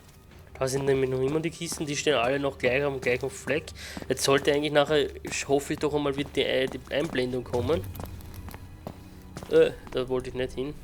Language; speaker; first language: German; native; German